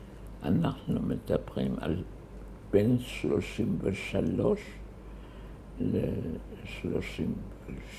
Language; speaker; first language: Hebrew; early bilingual, other home language; German